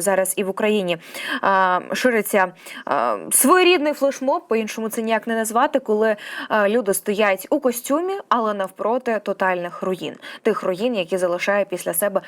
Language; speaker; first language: Ukrainian; native; Ukrainian